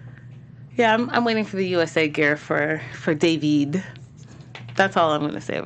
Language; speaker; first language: English; native; English